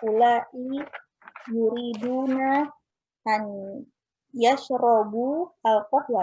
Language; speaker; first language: Arabic; non-native, learner; Indonesian